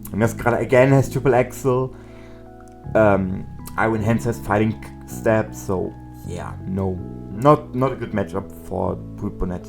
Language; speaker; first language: English; non-native, fluent; German